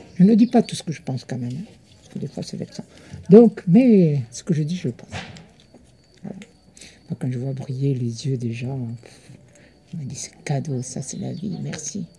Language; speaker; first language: French; early bilingual, other home language; Italian